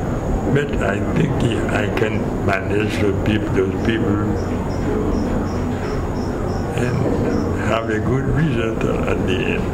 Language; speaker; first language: English; non-native, fluent; Haitian Creole